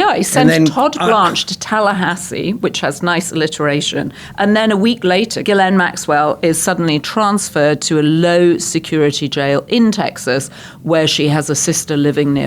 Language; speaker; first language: English; native; English